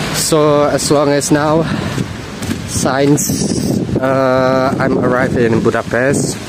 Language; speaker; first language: English; non-native, learner; Indonesian